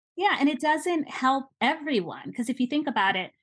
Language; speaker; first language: English; native; English